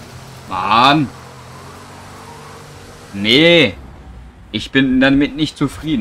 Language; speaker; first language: German; native; German